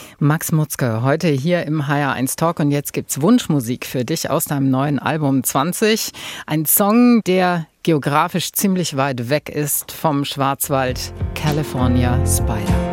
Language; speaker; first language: German; native; German